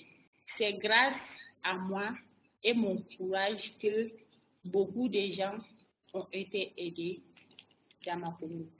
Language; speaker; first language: French; non-native, local second language; Bambara